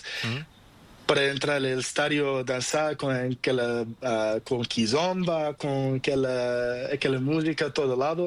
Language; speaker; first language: Spanish; non-native, learner; Portuguese